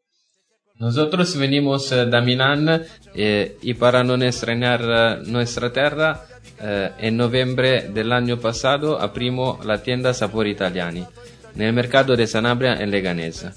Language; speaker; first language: Spanish; non-native, learner; Italian